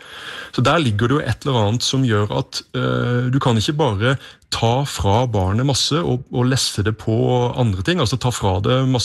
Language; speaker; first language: Norwegian; native; Norwegian